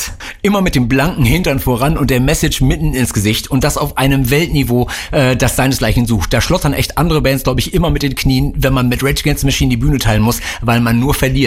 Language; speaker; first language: German; native; German